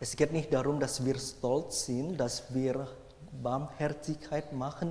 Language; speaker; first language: German; non-native, fluent; Indonesian